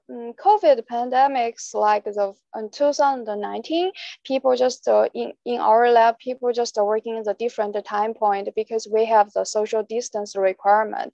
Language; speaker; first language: English; non-native, learner; Chinese